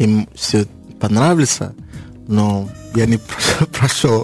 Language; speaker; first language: Russian; non-native, learner; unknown